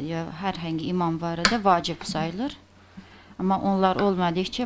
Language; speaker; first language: Turkish; non-native, fluent; Persian